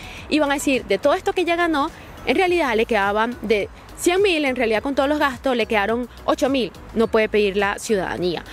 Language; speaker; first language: Spanish; native; Spanish